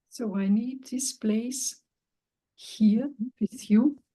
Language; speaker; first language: English; non-native, learner; German